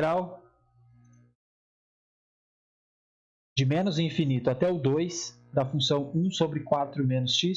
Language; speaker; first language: Portuguese; native; Portuguese